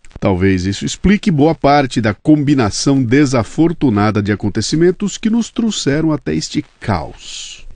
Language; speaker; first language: Portuguese; native; Portuguese